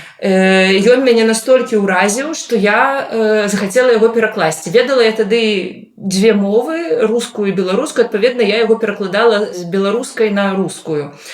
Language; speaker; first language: Belarusian; non-native, local second language; Russian